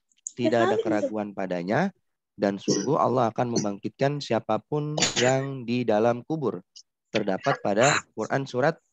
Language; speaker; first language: Indonesian; native; Indonesian